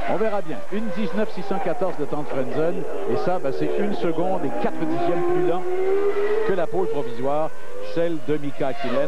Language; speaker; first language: French; native; French